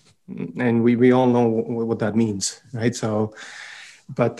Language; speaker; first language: English; non-native, local second language; Punjabi